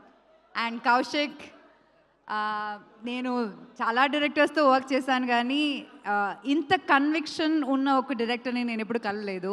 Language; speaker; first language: Telugu; non-native, local second language; Malayalam